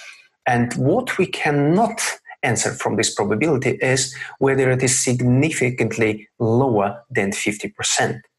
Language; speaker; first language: English; non-native, fluent; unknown